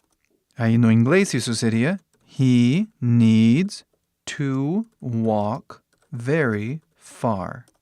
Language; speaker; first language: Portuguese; non-native, fluent; English